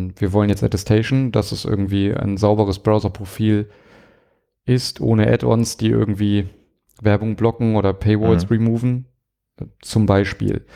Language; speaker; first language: German; native; German